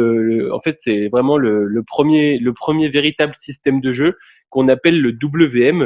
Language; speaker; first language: French; native; French